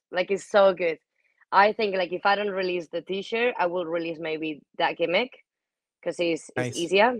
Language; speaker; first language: English; non-native, fluent; Spanish